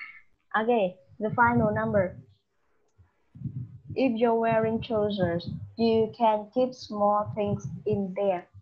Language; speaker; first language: English; non-native, fluent; Vietnamese